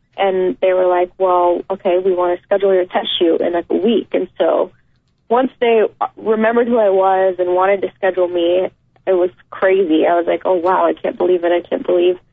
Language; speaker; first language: English; native; English